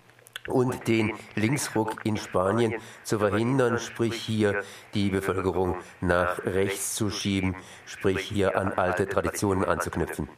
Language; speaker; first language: German; native; German